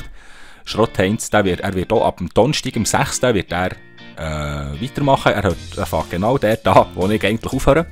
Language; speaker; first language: German; native; German